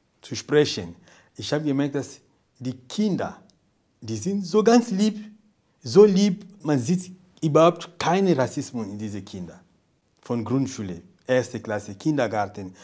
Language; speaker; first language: German; non-native, fluent; Portuguese